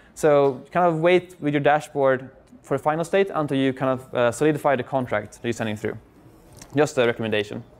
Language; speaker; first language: English; non-native, fluent; Swedish